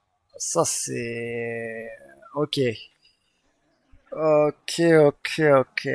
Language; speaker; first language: French; native; French